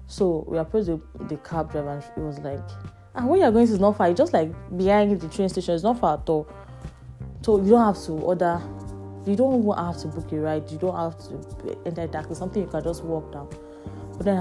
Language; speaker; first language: English; non-native, local second language; Yoruba